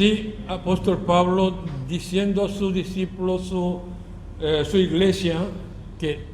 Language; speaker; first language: Spanish; non-native, learner; Korean